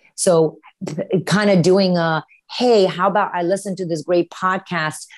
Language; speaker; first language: English; early bilingual, other home language; Romanian